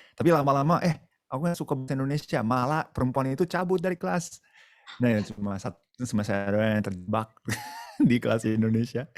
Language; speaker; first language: Indonesian; non-native, fluent; Japanese